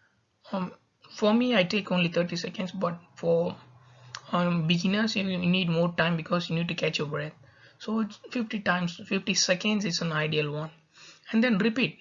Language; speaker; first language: English; non-native, local second language; Tamil